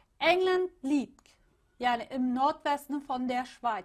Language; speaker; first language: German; non-native, fluent; Turkish